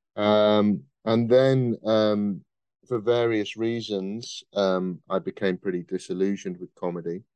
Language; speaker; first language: English; native; English